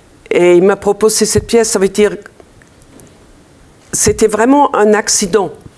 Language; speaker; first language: French; non-native, fluent; German